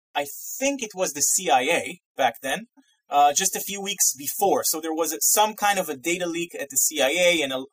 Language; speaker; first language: English; non-native, fluent; Hebrew